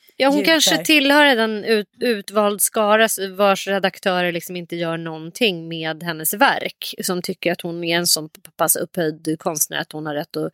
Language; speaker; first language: Swedish; native; Swedish